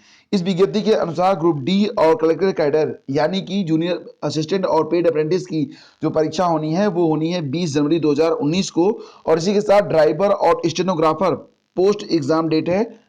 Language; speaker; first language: Hindi; native; Hindi